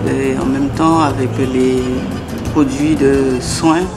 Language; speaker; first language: French; native; French